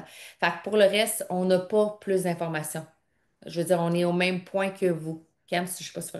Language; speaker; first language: French; native; French